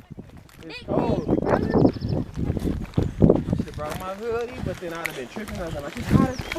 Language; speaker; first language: English; native; English